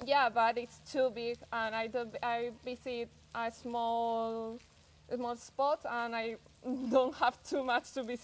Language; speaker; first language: English; non-native, learner; Spanish